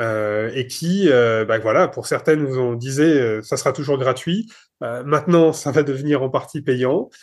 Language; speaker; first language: French; native; French